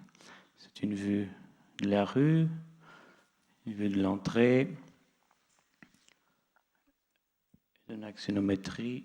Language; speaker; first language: French; non-native, fluent; Portuguese